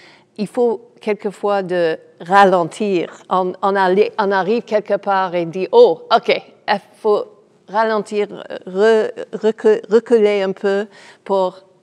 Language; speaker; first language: French; non-native, fluent; English